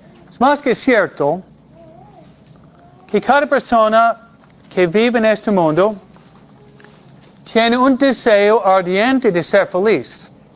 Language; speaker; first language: Spanish; native; Spanish